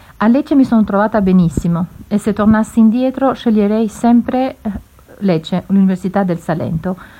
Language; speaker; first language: Italian; non-native, fluent; Albanian